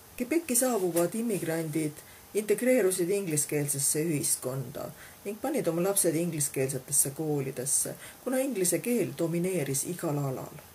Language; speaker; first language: Estonian; native; Estonian